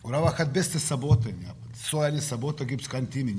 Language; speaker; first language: German; non-native, learner; Serbian